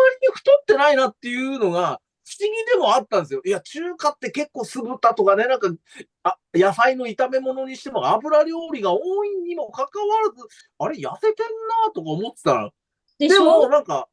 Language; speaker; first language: Japanese; native; Japanese